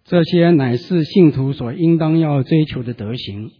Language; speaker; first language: Chinese; native; Chinese